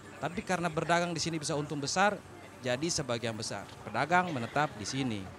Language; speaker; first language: Indonesian; native; Indonesian